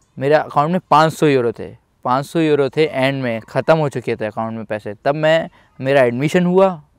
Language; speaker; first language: Urdu; non-native, local second language; Punjabi